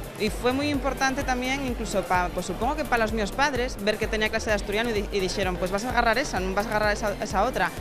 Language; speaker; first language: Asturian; native; Asturian